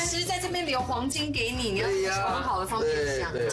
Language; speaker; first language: Chinese; native; Chinese